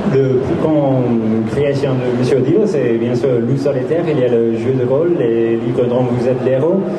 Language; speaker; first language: French; non-native, learner; English